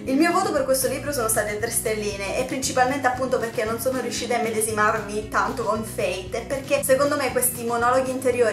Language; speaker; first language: Italian; native; Italian